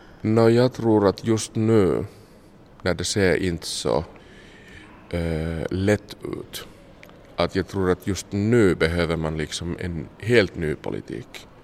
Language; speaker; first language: Swedish; non-native, local second language; Finnish